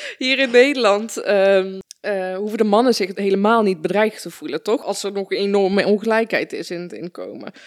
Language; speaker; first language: Dutch; early bilingual, other home language; Persian